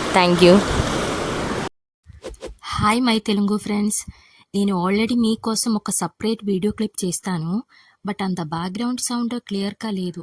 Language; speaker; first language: Telugu; non-native, learner; Malayalam